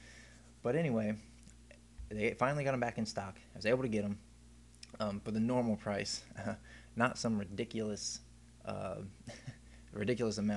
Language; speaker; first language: English; native; English